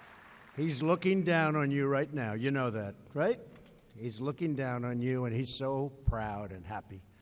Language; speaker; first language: English; native; English